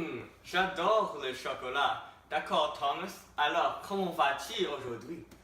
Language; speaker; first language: French; non-native, learner; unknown